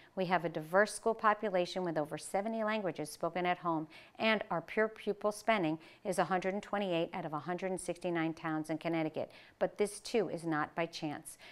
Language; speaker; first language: English; native; English